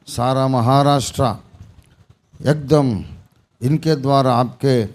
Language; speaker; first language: Hindi; non-native, local second language; Telugu